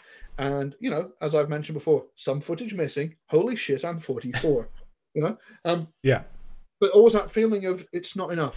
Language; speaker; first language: English; native; English